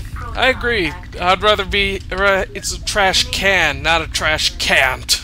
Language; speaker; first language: English; native; English